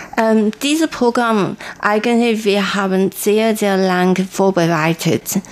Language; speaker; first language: German; non-native, learner; Chinese